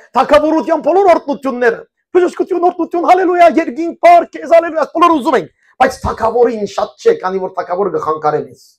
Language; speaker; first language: Armenian; early bilingual, heritage; Armenian